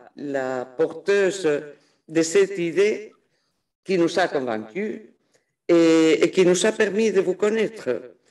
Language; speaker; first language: French; non-native, fluent; Spanish